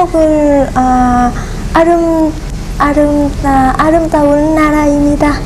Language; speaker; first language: Korean; non-native, learner; Vietnamese